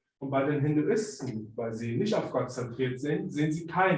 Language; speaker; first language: German; native; German